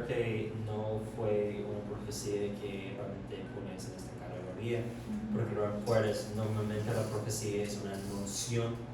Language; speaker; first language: Spanish; non-native, learner; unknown